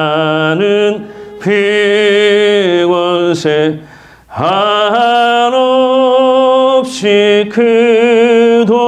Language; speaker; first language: Korean; native; Korean